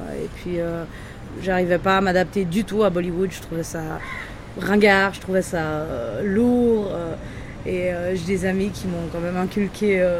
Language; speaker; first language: French; native; French